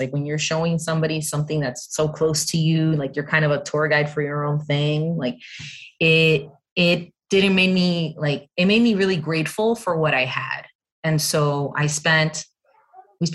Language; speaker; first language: English; native; English